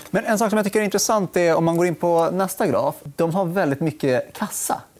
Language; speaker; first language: Swedish; native; Swedish